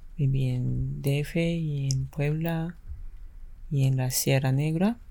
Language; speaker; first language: Spanish; non-native, fluent; Japanese